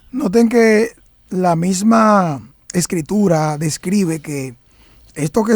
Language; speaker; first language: Spanish; native; Spanish